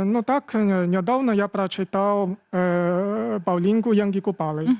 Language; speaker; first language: Belarusian; non-native, fluent; Chinese